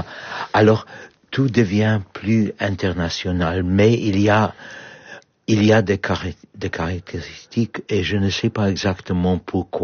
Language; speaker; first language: French; non-native, fluent; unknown